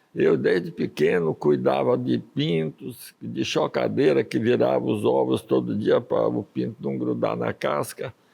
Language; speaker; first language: Portuguese; early bilingual, other home language; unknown